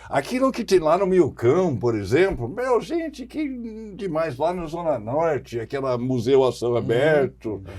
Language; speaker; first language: Portuguese; non-native, fluent; English